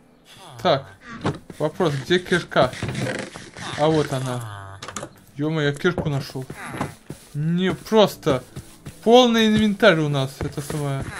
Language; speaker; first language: Russian; native; Russian